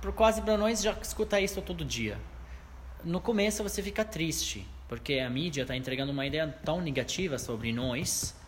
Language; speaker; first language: Portuguese; non-native, fluent; Arabic